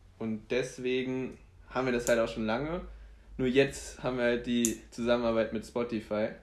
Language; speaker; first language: German; early bilingual, other home language; Polish